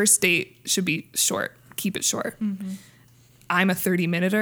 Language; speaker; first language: English; native; English